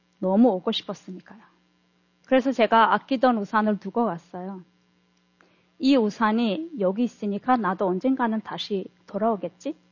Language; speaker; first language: Korean; non-native, fluent; Turkmen